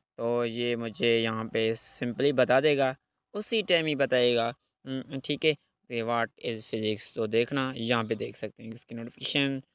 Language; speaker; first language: Urdu; native; Urdu